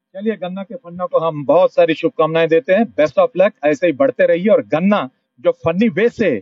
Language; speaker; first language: Hindi; non-native, local second language; Marathi